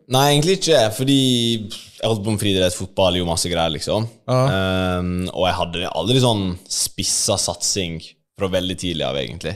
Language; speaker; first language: Norwegian; native; Norwegian